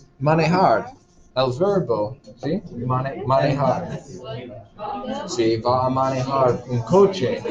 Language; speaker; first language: Spanish; non-native, fluent; English